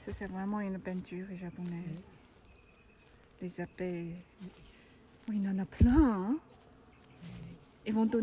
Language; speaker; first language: French; non-native, fluent; Chinese